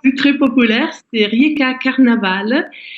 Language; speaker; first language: French; non-native, fluent; Croatian